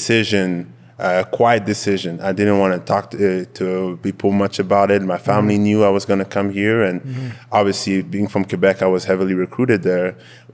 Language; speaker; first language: English; non-native, fluent; French